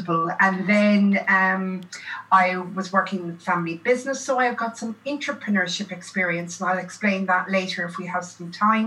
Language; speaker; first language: English; native; English